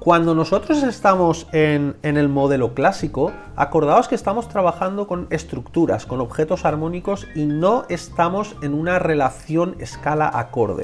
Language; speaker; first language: Spanish; native; Spanish